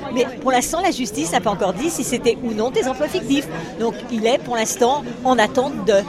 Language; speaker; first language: French; native; French